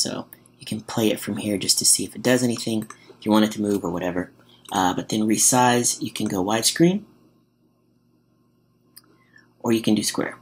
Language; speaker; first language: English; native; English